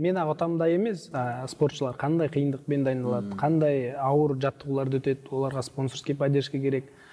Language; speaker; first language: Kazakh; non-native, local second language; Uzbek